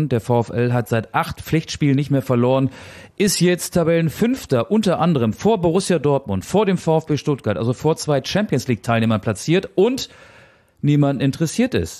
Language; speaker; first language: German; native; German